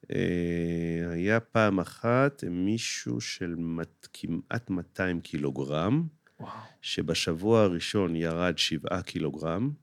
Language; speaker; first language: Hebrew; native; Hebrew